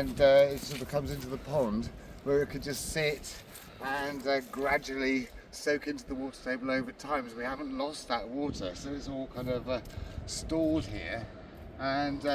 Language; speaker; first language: English; native; English